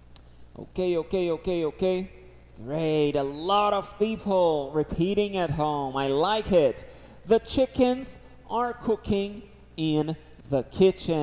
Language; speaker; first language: English; non-native, fluent; Portuguese